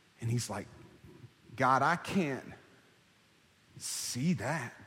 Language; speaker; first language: English; native; English